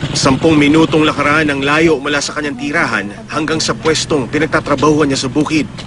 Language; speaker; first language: Filipino; native; Filipino